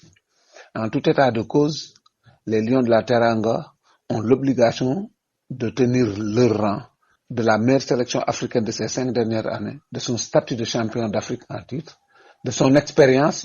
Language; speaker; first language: French; non-native, local second language; Wolof